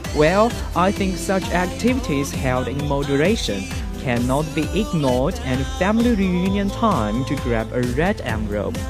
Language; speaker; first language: English; non-native, learner; Chinese